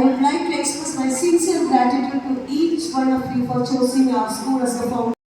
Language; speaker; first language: English; non-native, local second language; Malayalam